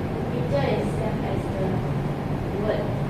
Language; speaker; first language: English; non-native, learner; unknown